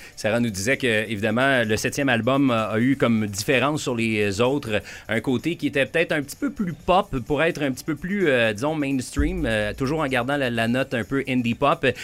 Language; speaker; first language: French; native; French